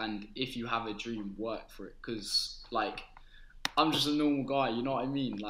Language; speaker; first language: English; native; English